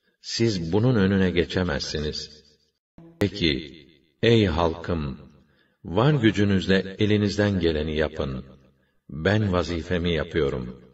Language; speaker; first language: Turkish; native; Turkish